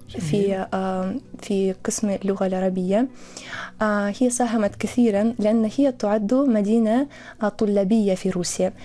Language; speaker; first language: Arabic; non-native, fluent; Tatar